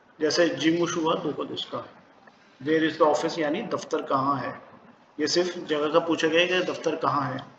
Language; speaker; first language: Urdu; native; Urdu